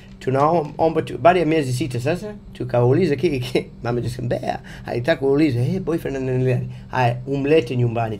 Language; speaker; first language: Swahili; non-native, fluent; English